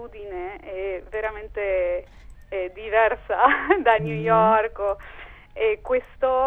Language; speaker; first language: Italian; non-native, fluent; Spanish